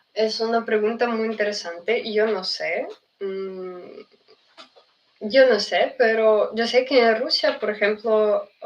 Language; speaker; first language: Spanish; non-native, fluent; Russian